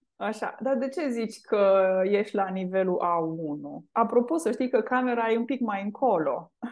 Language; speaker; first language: Romanian; native; Romanian